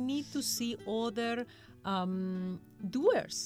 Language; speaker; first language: English; non-native, fluent; Spanish